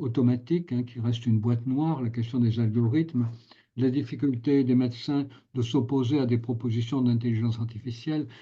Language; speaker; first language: French; native; French